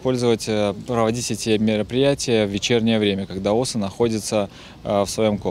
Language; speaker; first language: Russian; native; Russian